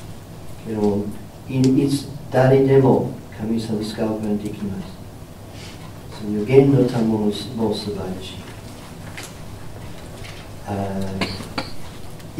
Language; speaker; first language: Japanese; non-native, fluent; English